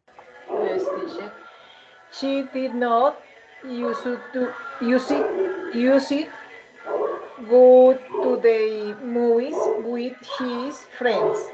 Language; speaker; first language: English; non-native, learner; Spanish